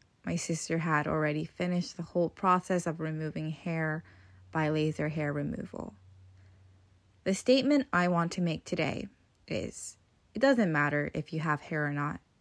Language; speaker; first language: English; native; English